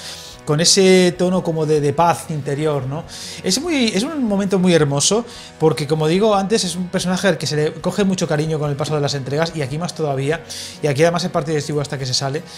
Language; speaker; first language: Spanish; native; Spanish